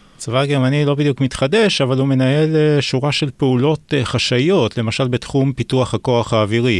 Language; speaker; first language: Hebrew; native; Hebrew